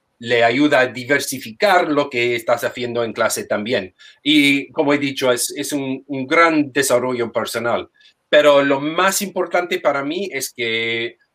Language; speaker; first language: Spanish; non-native, fluent; English